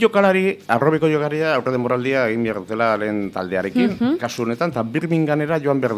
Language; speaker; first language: Basque; native; Basque